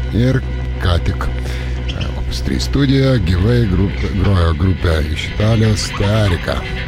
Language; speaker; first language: Lithuanian; native; Lithuanian